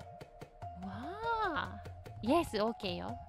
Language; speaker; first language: English; non-native, learner; Japanese